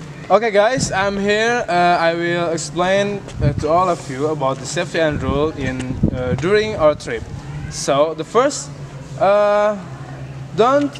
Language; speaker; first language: English; non-native, learner; Indonesian